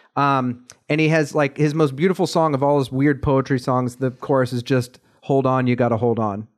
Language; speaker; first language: English; native; English